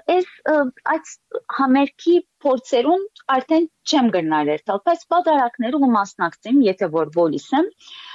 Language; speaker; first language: Armenian; early bilingual, heritage; Armenian